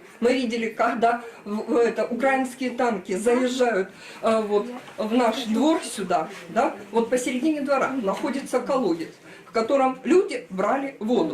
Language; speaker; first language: Russian; native; Russian